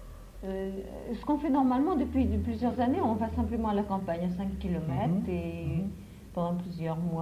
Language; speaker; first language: French; native; French